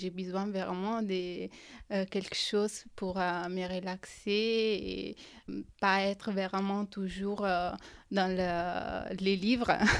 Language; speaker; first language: French; non-native, fluent; Italian